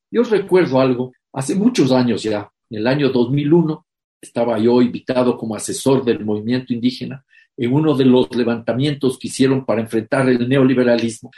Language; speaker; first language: Spanish; native; Spanish